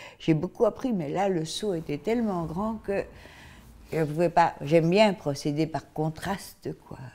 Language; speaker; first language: French; native; French